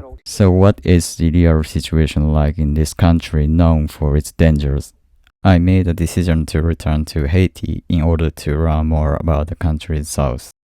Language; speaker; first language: English; non-native, fluent; Japanese